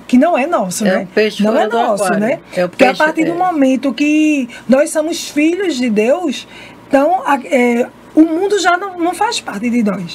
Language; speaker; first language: Portuguese; native; Portuguese